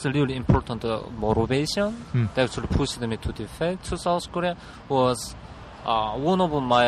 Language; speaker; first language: English; non-native, learner; Korean